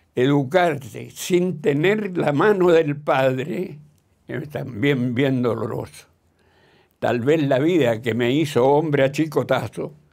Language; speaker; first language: Spanish; native; Spanish